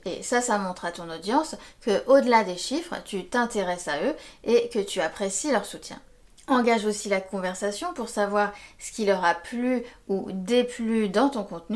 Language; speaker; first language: French; native; French